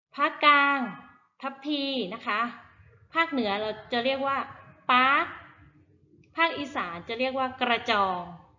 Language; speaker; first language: Thai; native; Thai